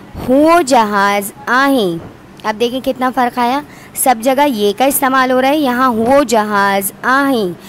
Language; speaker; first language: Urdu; non-native, local second language; Sindhi